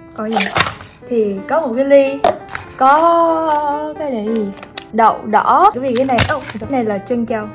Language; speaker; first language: Vietnamese; early bilingual, other home language; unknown